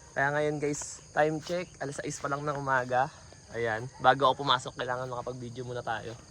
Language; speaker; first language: Filipino; native; Filipino